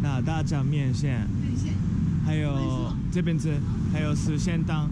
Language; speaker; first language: Chinese; non-native, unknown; Japanese